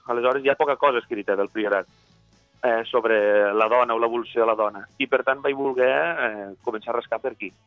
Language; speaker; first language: Catalan; native; Catalan